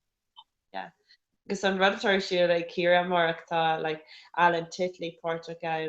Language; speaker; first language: Irish; non-native, local second language; English